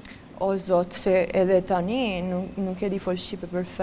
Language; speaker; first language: Albanian; early bilingual, heritage; Albanian